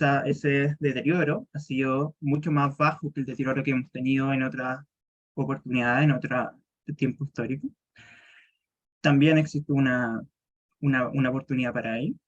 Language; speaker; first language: Spanish; native; Spanish